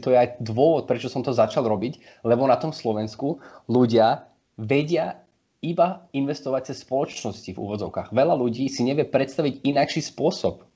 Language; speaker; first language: Slovak; early bilingual, heritage; Slovak